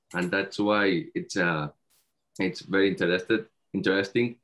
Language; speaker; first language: English; non-native, fluent; Spanish